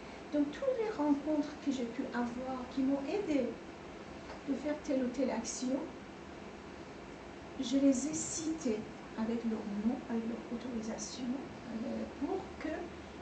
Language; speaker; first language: French; non-native, fluent; Persian